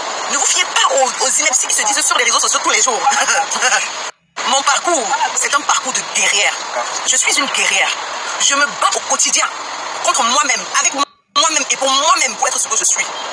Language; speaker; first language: French; non-native, local second language; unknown